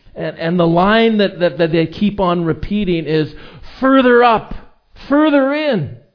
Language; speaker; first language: English; native; English